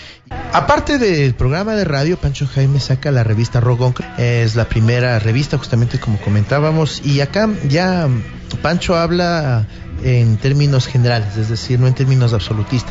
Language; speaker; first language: Spanish; native; Spanish